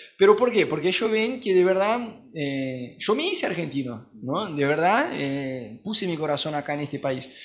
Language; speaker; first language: Spanish; non-native, fluent; Portuguese